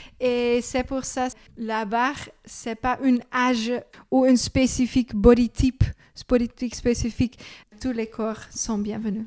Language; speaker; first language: French; non-native, learner; Dutch